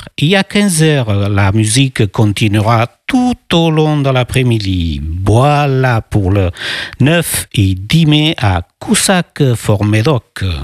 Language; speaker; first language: French; early bilingual, other home language; Portuguese